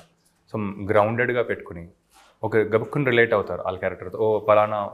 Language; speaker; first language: Telugu; native; Telugu